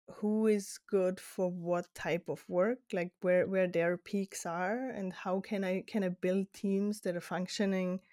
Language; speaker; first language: English; non-native, fluent; German